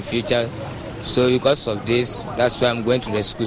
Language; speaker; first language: English; non-native, local second language; Ewe